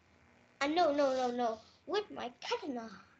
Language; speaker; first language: English; non-native, learner; Vietnamese